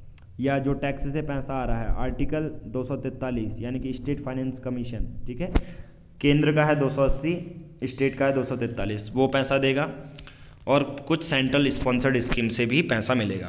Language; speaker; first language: Hindi; native; Hindi